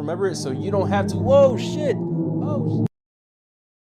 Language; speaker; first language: English; native; English